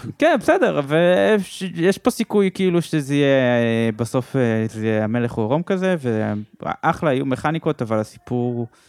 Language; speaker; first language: Hebrew; native; Hebrew